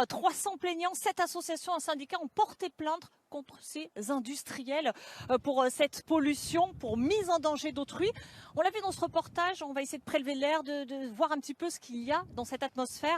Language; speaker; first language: French; native; French